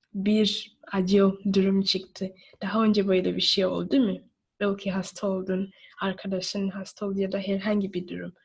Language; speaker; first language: Turkish; non-native, learner; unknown